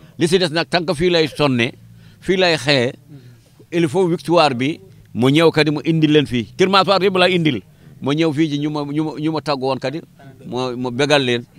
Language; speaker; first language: Wolof; non-native, local second language; Fula